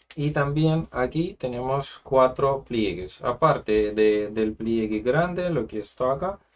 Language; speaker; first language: Spanish; non-native, fluent; Russian